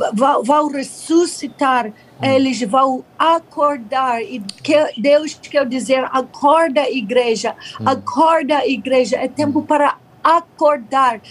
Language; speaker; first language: Portuguese; non-native, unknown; English